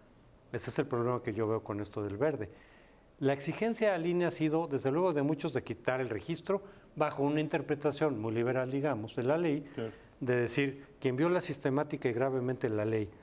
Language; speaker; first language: Spanish; native; Spanish